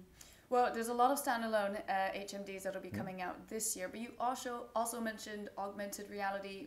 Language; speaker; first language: English; native; English